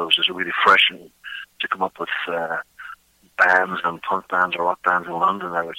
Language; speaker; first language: English; native; English